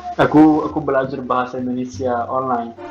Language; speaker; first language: Indonesian; non-native, learner; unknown